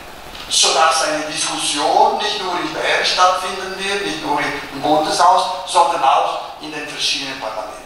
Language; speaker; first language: German; non-native, local second language; Italian